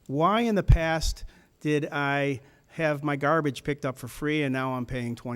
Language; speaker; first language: English; early bilingual, other home language; German